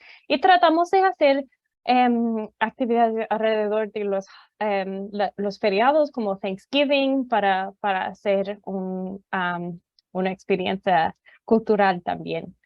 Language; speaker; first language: Spanish; non-native, fluent; English